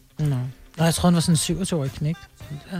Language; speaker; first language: Danish; native; Danish